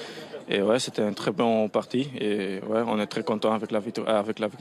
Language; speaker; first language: French; non-native, learner; Dutch